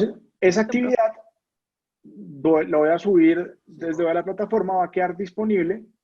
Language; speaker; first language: Spanish; native; Spanish